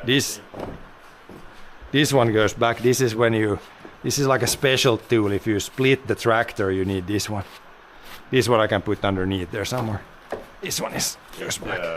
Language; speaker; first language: English; non-native, fluent; Swedish